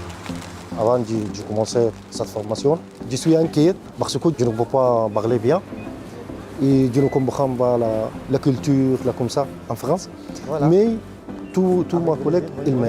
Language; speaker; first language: French; non-native, learner; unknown